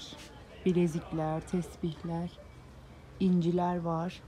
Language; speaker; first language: Turkish; native; Turkish